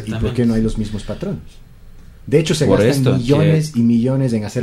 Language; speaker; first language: Spanish; native; Spanish